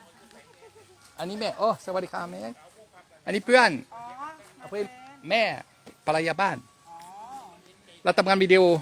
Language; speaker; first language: Thai; non-native, learner; French